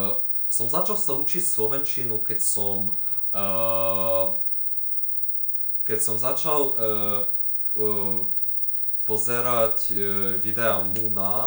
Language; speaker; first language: Slovak; non-native, learner; Ukrainian